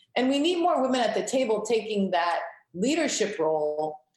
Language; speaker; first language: English; native; English